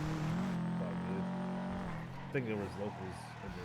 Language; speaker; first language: English; native; English